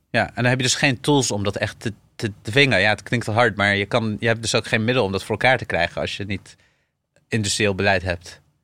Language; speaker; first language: Dutch; early bilingual, other home language; Arabic